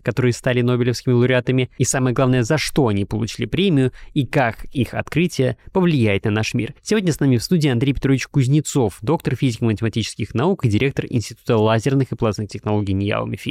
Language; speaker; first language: Russian; native; Russian